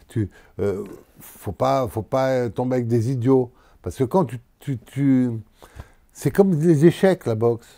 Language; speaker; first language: French; native; French